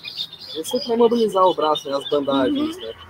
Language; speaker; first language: Portuguese; native; Portuguese